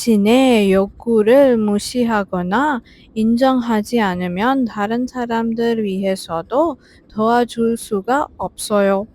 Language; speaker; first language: Korean; non-native, fluent; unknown